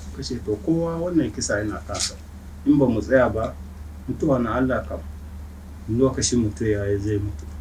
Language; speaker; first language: Hausa; non-native, local second language; Fula